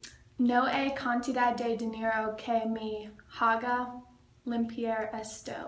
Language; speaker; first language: Spanish; non-native, learner; English